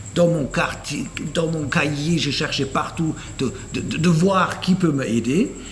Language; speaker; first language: French; non-native, fluent; German